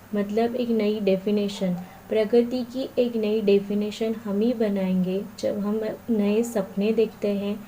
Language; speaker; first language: Hindi; non-native, local second language; Marathi